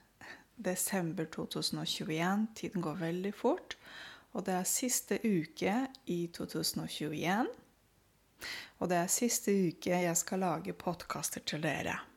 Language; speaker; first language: Norwegian; non-native, fluent; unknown